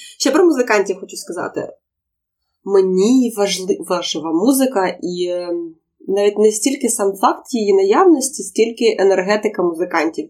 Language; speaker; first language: Ukrainian; non-native, local second language; Russian